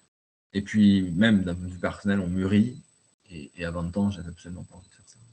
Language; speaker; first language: French; native; French